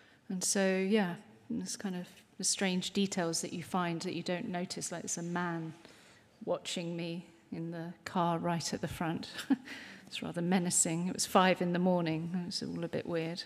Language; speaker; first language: English; native; English